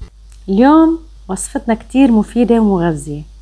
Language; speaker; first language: Arabic; native; Arabic